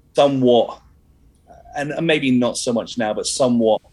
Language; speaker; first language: English; native; English